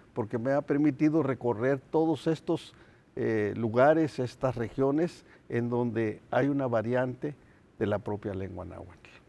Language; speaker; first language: Spanish; non-native, local second language; Nahuatl languages